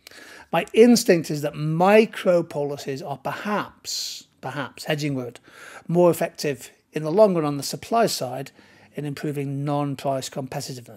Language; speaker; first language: English; native; English